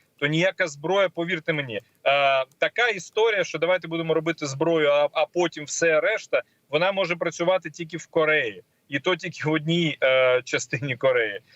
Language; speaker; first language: Ukrainian; non-native, local second language; Russian